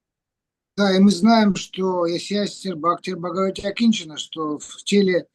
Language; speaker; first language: Russian; native; Russian